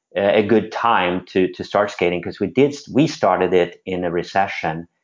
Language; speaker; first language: English; non-native, fluent; Swedish